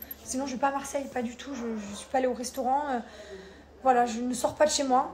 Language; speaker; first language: French; native; French